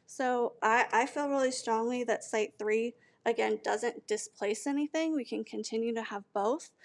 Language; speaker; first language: English; native; English